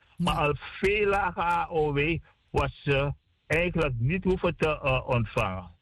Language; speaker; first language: Dutch; native; Dutch